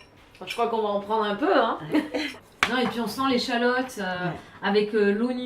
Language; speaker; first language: French; native; French